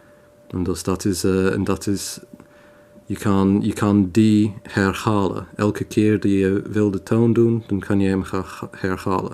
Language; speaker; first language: Dutch; non-native, fluent; English